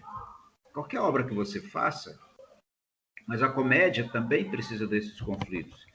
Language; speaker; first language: Portuguese; native; Portuguese